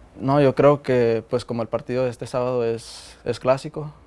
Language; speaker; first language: Spanish; early bilingual, heritage; Spanish